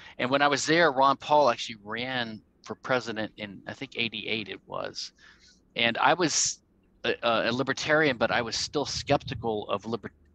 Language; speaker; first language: English; native; English